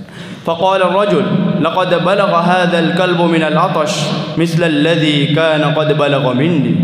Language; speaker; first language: Arabic; non-native, learner; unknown